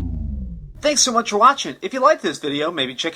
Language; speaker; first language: English; native; English